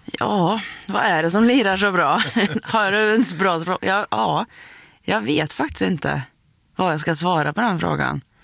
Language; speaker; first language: Swedish; native; Swedish